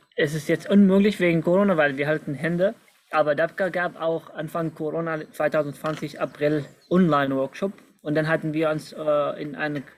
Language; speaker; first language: German; non-native, fluent; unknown